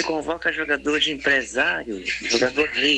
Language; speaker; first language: Portuguese; native; Portuguese